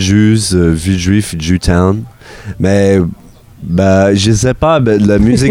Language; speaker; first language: French; non-native, learner; English